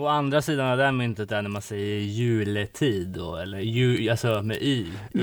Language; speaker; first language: Swedish; native; Swedish